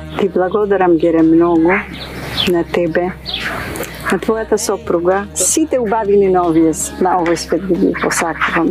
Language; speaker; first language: Macedonian; early bilingual, heritage; Macedonian